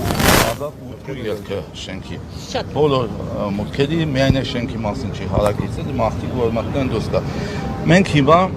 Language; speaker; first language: Armenian; native; Armenian